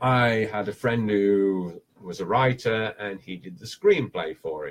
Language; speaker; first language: English; native; English